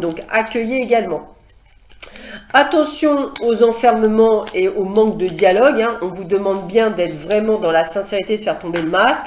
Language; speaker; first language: French; native; French